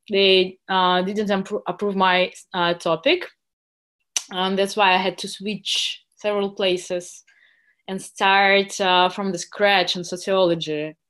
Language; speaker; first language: English; non-native, fluent; Russian